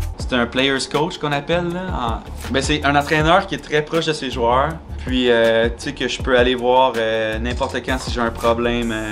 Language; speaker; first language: French; native; French